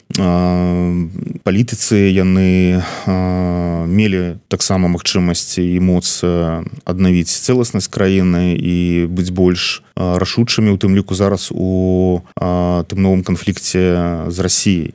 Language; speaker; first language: Belarusian; non-native, local second language; Russian